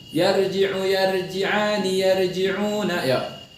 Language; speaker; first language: Arabic; non-native, fluent; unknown